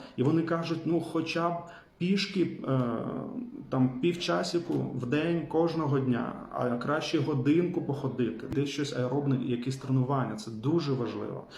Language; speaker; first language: Ukrainian; non-native, local second language; Russian